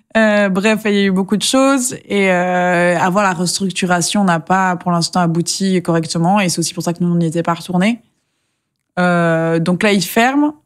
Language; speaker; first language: French; native; French